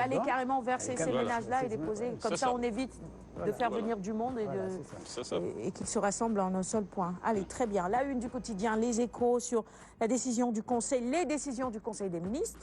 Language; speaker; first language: French; non-native, local second language; Wolof